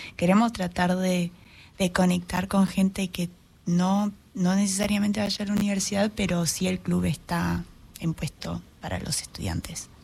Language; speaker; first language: Spanish; native; Spanish